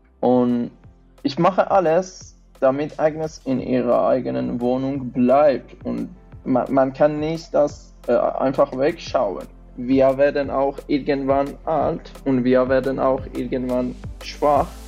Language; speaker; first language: German; non-native, fluent; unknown